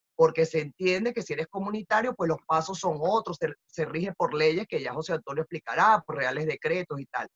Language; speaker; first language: Spanish; native; Spanish